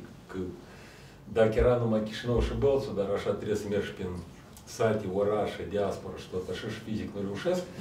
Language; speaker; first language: Romanian; non-native, local second language; Russian